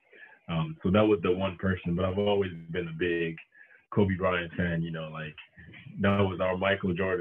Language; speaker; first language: English; non-native, local second language; French